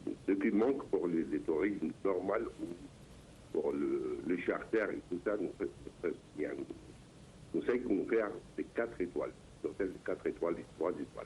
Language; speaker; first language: French; non-native, learner; Arabic